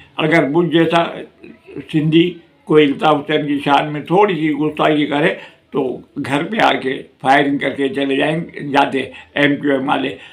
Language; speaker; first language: Urdu; non-native, local second language; Sindhi